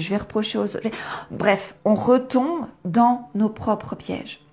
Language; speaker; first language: French; native; French